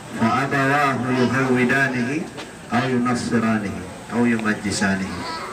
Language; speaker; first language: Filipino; non-native, local second language; Maguindanaon